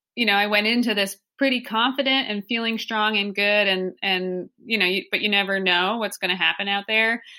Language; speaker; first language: English; native; English